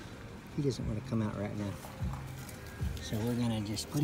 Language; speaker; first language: English; native; English